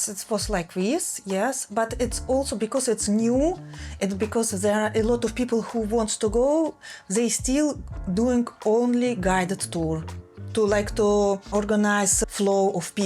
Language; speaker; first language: English; non-native, fluent; Russian